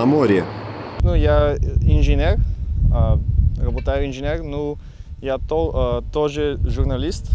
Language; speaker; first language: Russian; non-native, learner; German